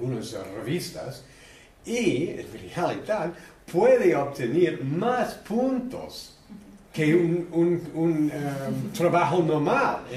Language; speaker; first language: Spanish; non-native, learner; English